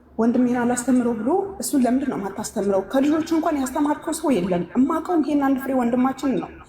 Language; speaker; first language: Amharic; native; Amharic